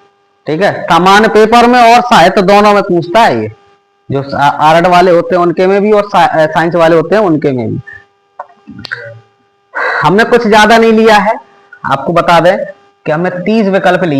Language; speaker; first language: Hindi; native; Hindi